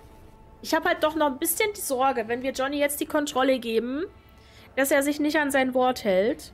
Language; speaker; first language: German; native; German